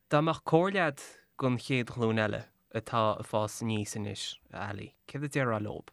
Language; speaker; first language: Irish; native; Irish